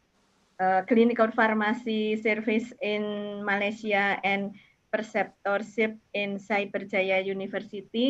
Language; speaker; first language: English; non-native, learner; Indonesian